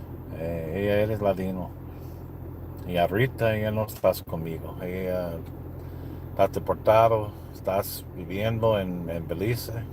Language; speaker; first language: Spanish; non-native, learner; English